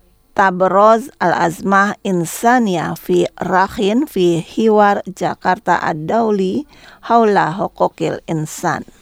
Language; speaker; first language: Arabic; non-native, learner; Indonesian